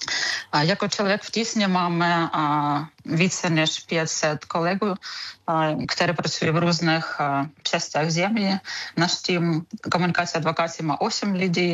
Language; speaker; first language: Czech; non-native, learner; Ukrainian